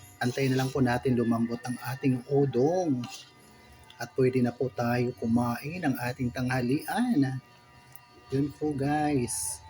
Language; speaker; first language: Filipino; non-native, local second language; Cebuano